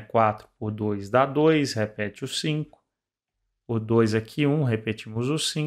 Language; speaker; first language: Portuguese; native; Portuguese